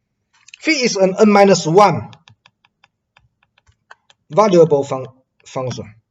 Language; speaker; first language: English; non-native, fluent; Chinese